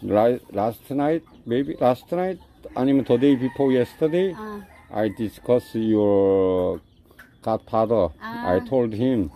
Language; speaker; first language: English; non-native, learner; Korean